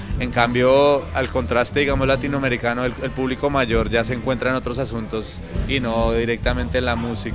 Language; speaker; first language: Spanish; native; Spanish